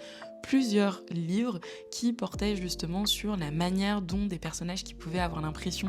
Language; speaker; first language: French; native; French